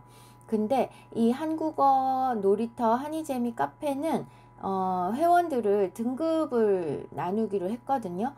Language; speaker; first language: Korean; native; Korean